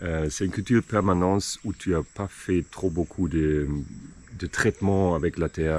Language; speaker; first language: French; non-native, fluent; German